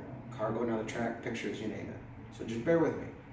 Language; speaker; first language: English; native; English